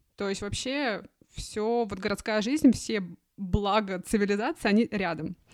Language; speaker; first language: Russian; native; Russian